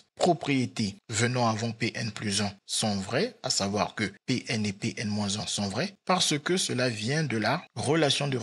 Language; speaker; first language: French; native; French